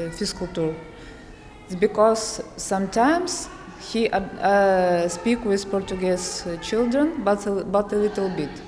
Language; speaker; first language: English; non-native, learner; Ukrainian